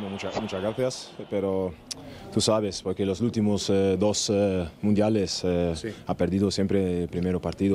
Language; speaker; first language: Spanish; non-native, learner; German